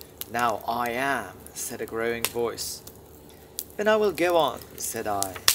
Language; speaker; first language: English; early bilingual, heritage; English